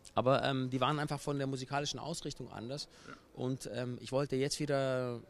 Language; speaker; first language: German; native; German